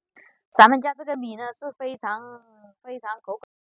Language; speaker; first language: Chinese; native; Chinese